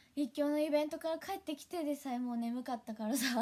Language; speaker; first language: Japanese; native; Japanese